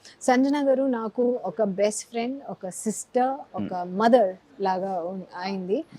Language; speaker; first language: Telugu; non-native, learner; Hindi